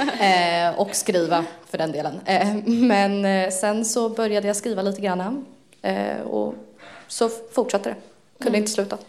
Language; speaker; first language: Swedish; native; Swedish